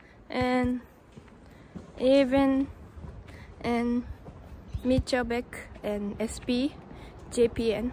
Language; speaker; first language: English; non-native, learner; Japanese